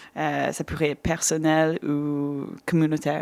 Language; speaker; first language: French; non-native, fluent; English